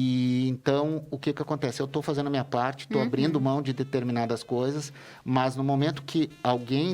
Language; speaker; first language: Portuguese; native; Portuguese